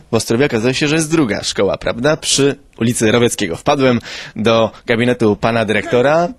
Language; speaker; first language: Polish; early bilingual, heritage; Spanish